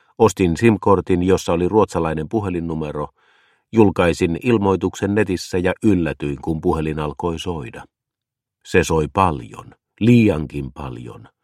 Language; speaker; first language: Finnish; native; Finnish